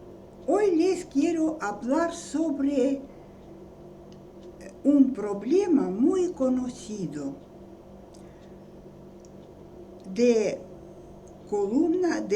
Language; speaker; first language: Spanish; non-native, learner; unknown